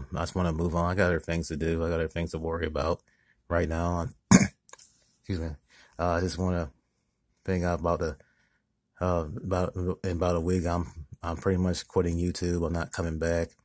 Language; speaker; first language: English; native; English